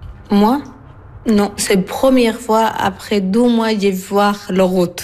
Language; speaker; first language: French; non-native, learner; Arabic